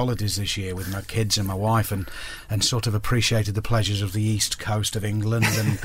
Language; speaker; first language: English; native; English